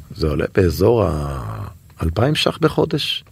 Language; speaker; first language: Hebrew; native; Hebrew